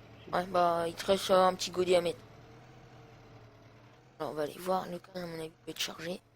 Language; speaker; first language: French; native; French